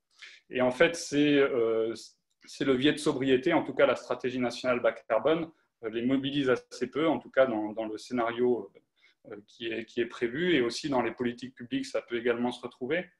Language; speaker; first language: French; native; French